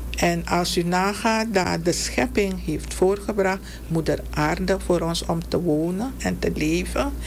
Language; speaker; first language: Dutch; native; Dutch